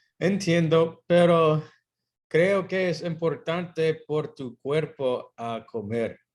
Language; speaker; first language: Spanish; non-native, learner; English